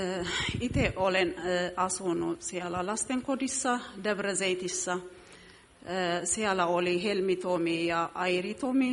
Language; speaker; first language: Finnish; non-native, fluent; Amharic